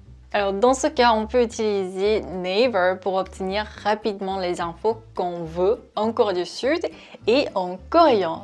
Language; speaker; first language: French; non-native, fluent; Korean